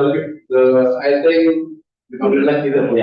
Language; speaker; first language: English; non-native, learner; Indonesian